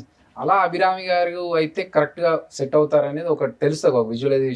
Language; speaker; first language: Telugu; native; Telugu